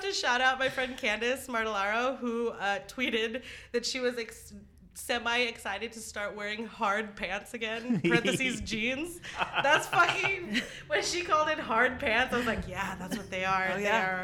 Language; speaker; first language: English; non-native, local second language; Filipino